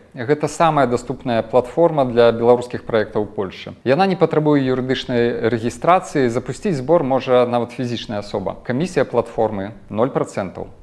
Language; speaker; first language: Belarusian; non-native, local second language; Russian